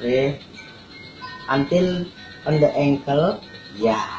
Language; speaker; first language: English; non-native, learner; Indonesian